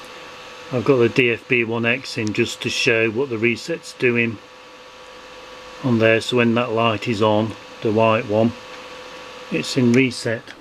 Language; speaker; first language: English; native; English